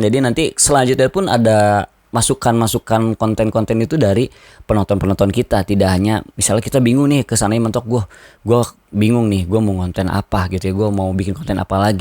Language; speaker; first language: Indonesian; native; Indonesian